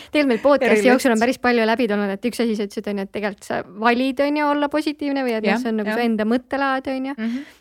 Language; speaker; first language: Estonian; native; Estonian